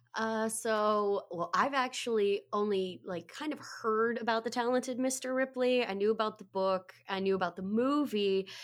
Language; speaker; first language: English; native; English